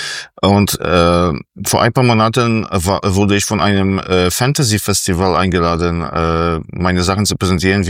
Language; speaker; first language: German; non-native, fluent; Polish